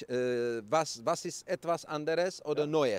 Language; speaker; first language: German; non-native, learner; Czech